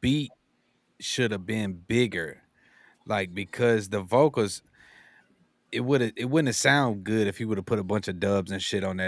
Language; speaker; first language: English; native; English